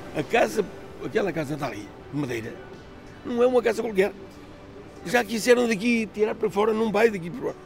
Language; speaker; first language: Portuguese; native; Portuguese